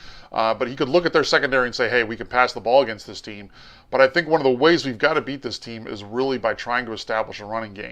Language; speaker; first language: English; native; English